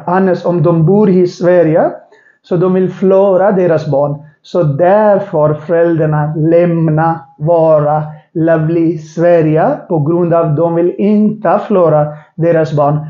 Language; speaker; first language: Swedish; non-native, learner; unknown